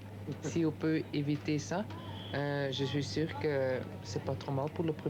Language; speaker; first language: French; non-native, local second language; Dutch